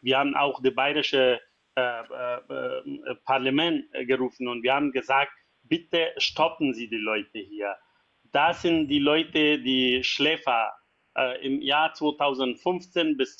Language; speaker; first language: German; non-native, fluent; Persian